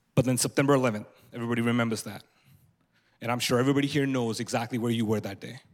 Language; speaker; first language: English; non-native, local second language; Punjabi